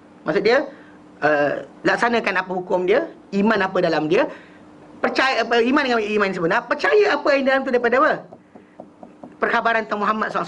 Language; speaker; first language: Malay; native; Malay